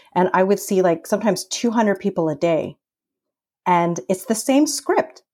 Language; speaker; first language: English; early bilingual, other home language; Filipino